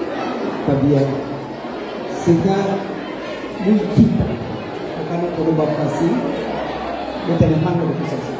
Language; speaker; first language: Portuguese; non-native, local second language; Upper Guinea Crioulo